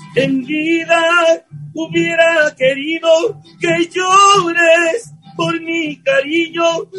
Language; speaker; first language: Spanish; native; Spanish